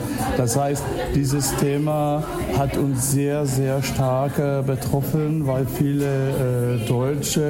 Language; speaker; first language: German; non-native, fluent; Czech